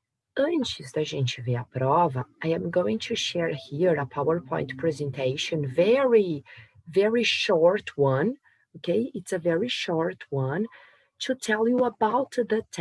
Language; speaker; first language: English; non-native, fluent; Portuguese